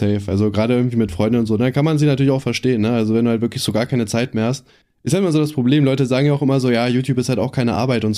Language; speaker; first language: German; native; German